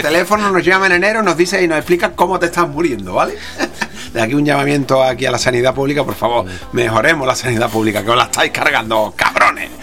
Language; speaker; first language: Spanish; native; Spanish